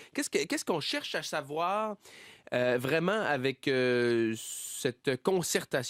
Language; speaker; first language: French; native; French